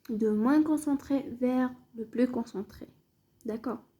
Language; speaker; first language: French; non-native, local second language; Arabic